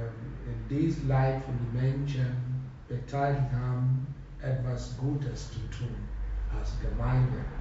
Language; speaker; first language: German; non-native, fluent; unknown